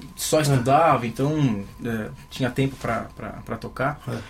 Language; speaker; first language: Portuguese; native; Portuguese